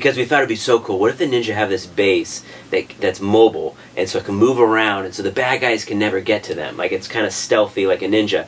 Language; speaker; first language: English; native; English